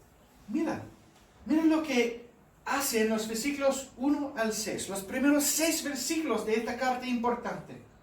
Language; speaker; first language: Spanish; non-native, fluent; English